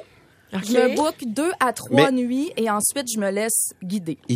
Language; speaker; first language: French; native; French